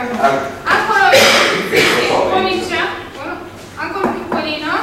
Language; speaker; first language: Italian; non-native, fluent; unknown